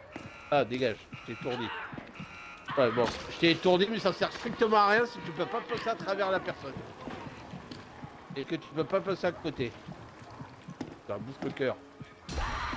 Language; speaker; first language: French; native; French